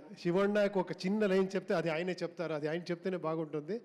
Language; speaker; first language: Telugu; non-native, local second language; Kannada